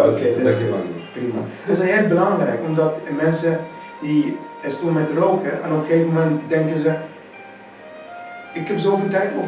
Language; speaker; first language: Dutch; non-native, fluent; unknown